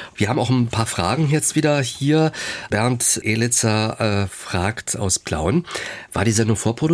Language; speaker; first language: German; native; German